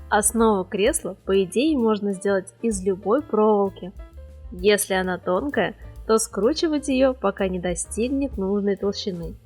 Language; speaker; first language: Russian; native; Russian